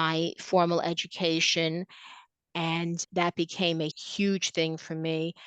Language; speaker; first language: English; native; English